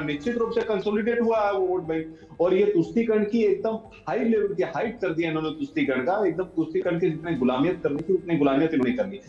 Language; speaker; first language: Hindi; native; Hindi